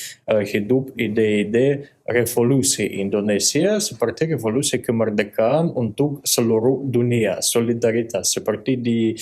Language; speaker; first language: Indonesian; non-native, fluent; Russian